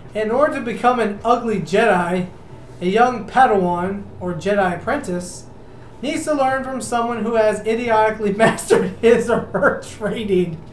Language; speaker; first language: English; early bilingual, other home language; Spanish